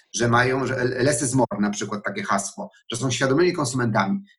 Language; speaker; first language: Polish; native; Polish